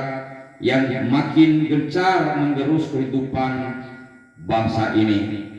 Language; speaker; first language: Indonesian; native; Indonesian